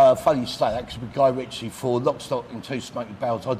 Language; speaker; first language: English; native; English